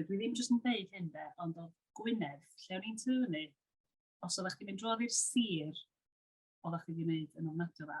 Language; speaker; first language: Welsh; native; Welsh